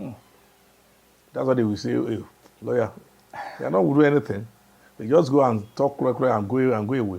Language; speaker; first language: English; non-native, local second language; Yoruba